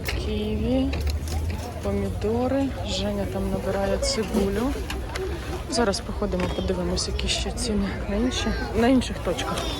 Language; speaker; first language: Ukrainian; native; Ukrainian